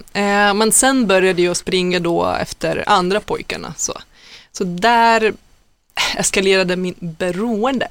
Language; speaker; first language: Swedish; non-native, fluent; Lithuanian